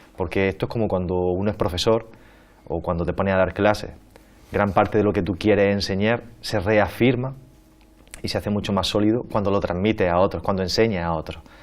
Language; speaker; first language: Spanish; native; Spanish